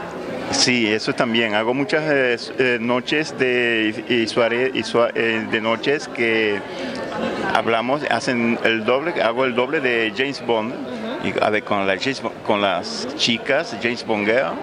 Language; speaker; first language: Spanish; non-native, learner; Italian